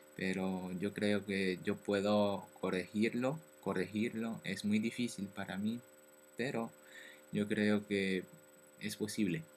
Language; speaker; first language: Spanish; non-native, learner; French